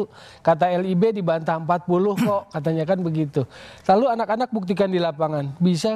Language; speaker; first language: Indonesian; native; Indonesian